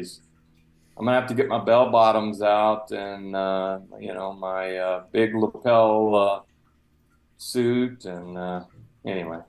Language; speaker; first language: English; native; English